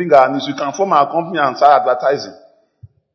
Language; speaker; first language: English; non-native, local second language; Yoruba